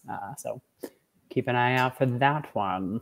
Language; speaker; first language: English; native; English